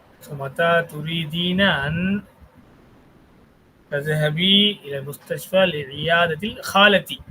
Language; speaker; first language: Arabic; non-native, fluent; Tamil